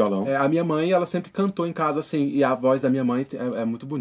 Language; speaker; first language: Portuguese; native; Portuguese